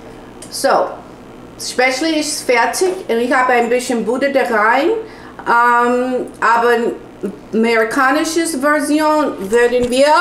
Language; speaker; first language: German; non-native, learner; English